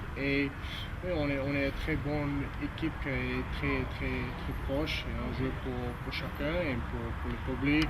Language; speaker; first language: French; non-native, learner; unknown